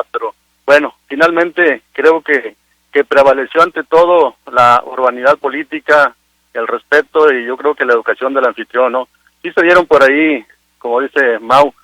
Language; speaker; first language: Spanish; native; Spanish